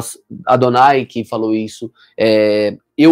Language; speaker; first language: Portuguese; native; Portuguese